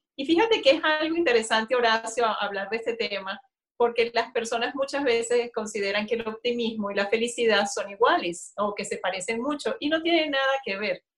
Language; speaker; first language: Spanish; native; Spanish